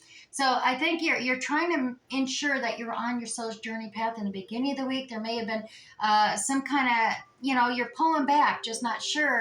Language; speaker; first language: English; native; English